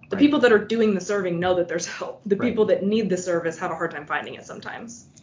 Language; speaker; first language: English; native; English